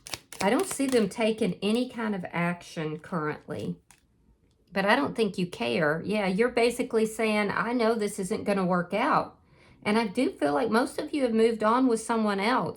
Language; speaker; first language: English; native; English